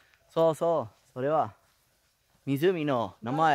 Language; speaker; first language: Japanese; non-native, learner; Spanish